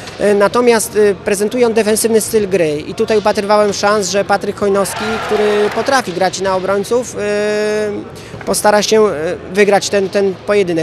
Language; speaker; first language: Polish; native; Polish